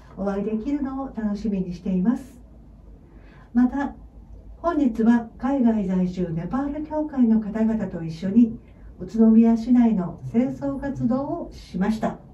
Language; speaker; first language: Japanese; native; Japanese